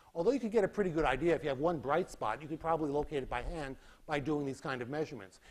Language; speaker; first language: English; native; English